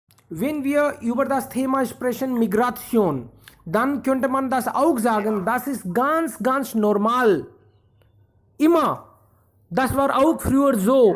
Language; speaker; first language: German; non-native, fluent; Hindi